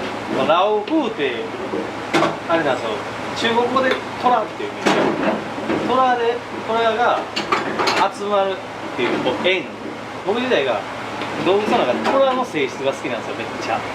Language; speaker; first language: Japanese; native; Japanese